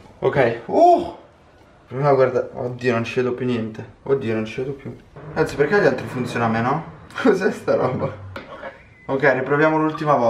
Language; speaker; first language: Italian; native; Italian